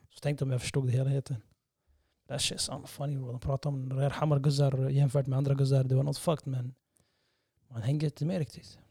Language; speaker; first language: Swedish; early bilingual, other home language; English